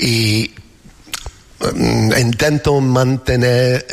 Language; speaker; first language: Spanish; non-native, learner; English